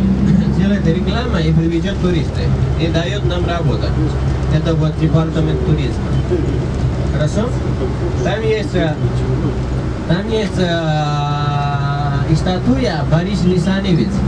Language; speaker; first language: Russian; non-native, learner; Nepali